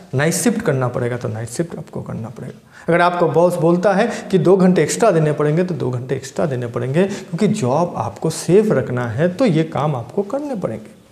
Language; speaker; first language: Hindi; non-native, local second language; Bangla